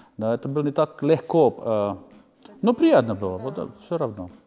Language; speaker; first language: Russian; non-native, learner; Finnish